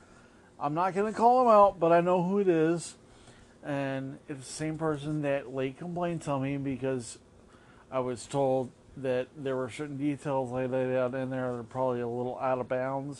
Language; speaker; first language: English; native; English